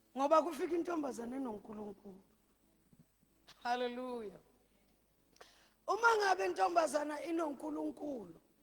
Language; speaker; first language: Zulu; non-native, local second language; Swati